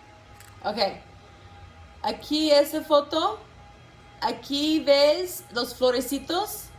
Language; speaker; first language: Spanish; non-native, local second language; English